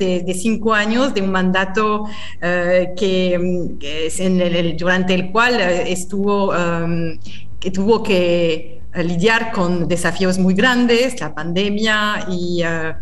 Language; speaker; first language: Spanish; non-native, fluent; French